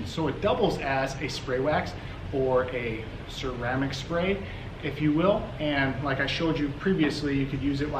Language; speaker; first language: English; native; English